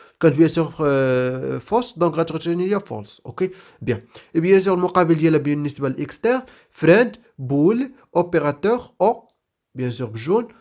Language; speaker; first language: French; non-native, local second language; Arabic